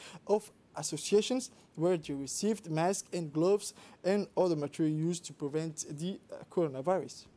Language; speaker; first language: English; non-native, fluent; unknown